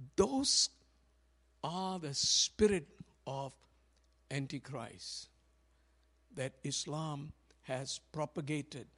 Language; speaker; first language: English; non-native, local second language; Tamil